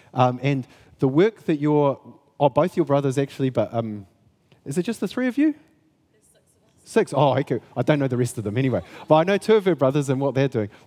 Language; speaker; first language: English; native; English